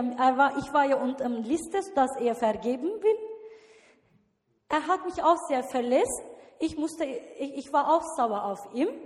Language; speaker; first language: German; non-native, learner; Turkish